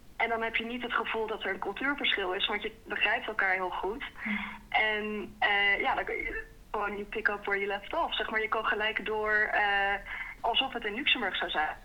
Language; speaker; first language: Dutch; early bilingual, heritage; Dutch